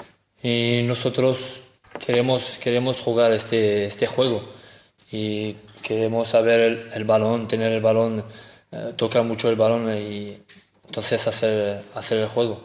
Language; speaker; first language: Spanish; non-native, learner; French